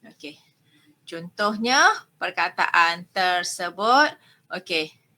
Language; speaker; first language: Malay; native; Malay